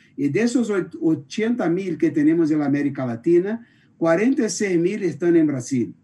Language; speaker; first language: Spanish; non-native, fluent; Portuguese